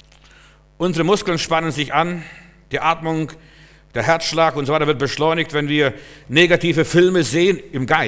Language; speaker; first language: German; native; German